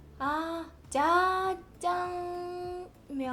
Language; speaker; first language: Korean; non-native, fluent; Japanese